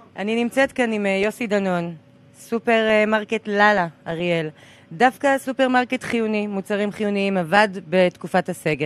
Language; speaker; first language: Hebrew; native; Hebrew